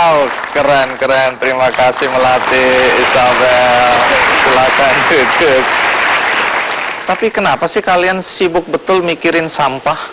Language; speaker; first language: Indonesian; native; Indonesian